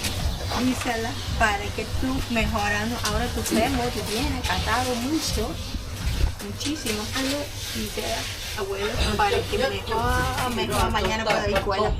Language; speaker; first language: Spanish; non-native, learner; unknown